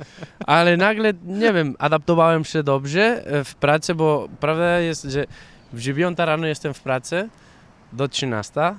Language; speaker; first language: Polish; non-native, fluent; Catalan